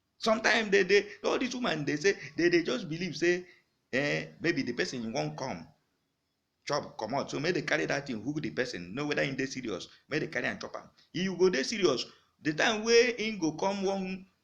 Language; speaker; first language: Nigerian Pidgin; non-native, local second language; Igbo